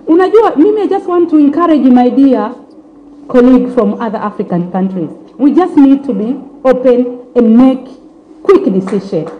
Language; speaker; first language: English; non-native, local second language; Swahili